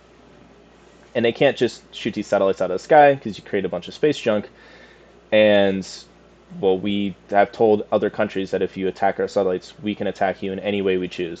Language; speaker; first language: English; native; English